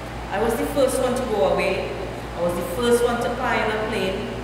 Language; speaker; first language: English; native; English